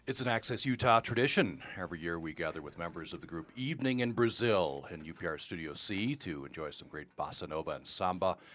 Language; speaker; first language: English; native; English